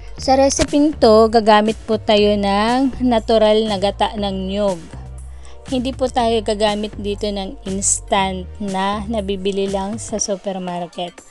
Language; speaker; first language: Filipino; non-native, local second language; Bikol